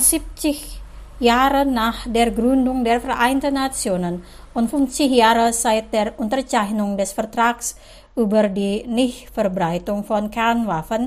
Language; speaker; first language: German; non-native, fluent; Indonesian